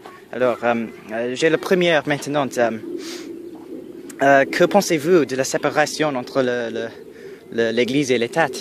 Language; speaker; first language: French; non-native, learner; English